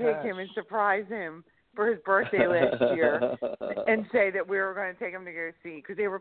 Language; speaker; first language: English; native; English